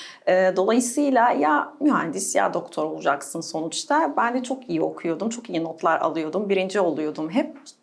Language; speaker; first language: Turkish; non-native, fluent; Arabic